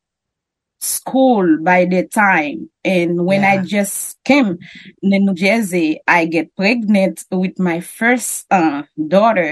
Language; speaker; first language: English; non-native, learner; French